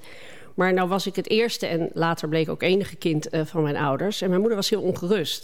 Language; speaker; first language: Dutch; native; Dutch